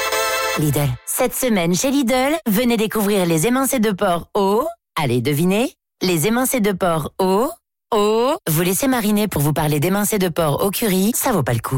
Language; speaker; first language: French; native; French